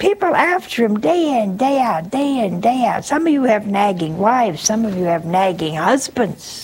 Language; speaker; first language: English; native; English